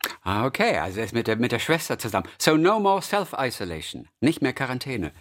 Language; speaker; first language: German; native; German